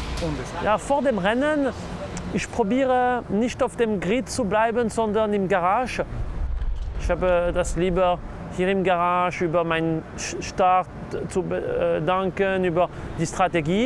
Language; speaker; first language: German; non-native, local second language; French